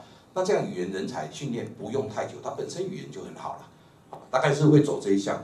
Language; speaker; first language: Chinese; native; Chinese